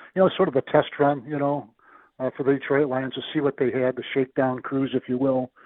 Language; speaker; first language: English; native; English